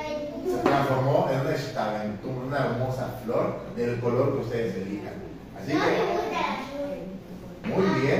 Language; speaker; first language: Spanish; native; Spanish